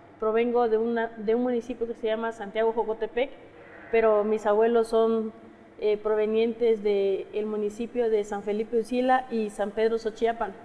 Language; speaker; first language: Spanish; non-native, local second language; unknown